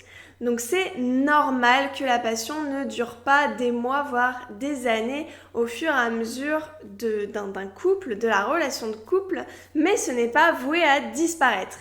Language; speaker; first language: French; native; French